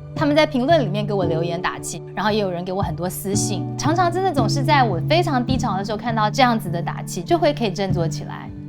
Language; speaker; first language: Chinese; native; Chinese